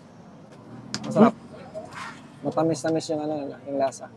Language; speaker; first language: Filipino; non-native, local second language; Cebuano